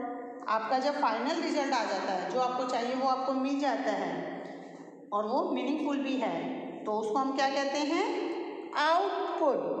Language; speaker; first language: Hindi; native; Hindi